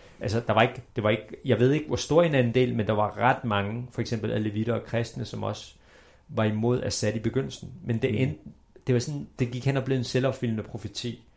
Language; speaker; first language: Danish; early bilingual, other home language; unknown